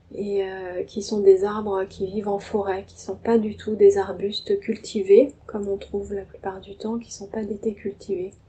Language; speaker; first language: French; native; French